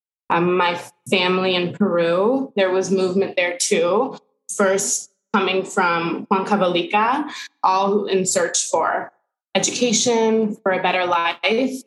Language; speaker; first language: English; early bilingual, other home language; Spanish